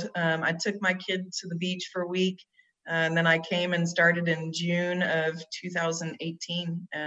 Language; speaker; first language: English; native; English